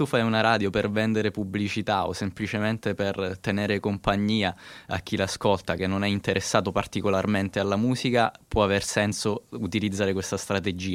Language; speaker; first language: Italian; native; Italian